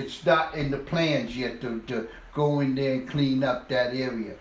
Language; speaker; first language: English; native; English